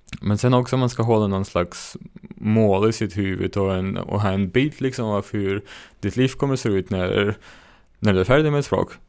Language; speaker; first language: Swedish; non-native, fluent; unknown